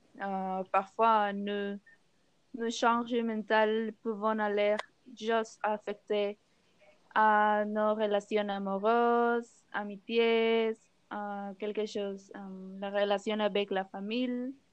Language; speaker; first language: French; non-native, learner; Spanish